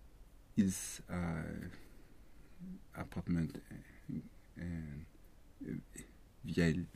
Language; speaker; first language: French; non-native, learner; Swedish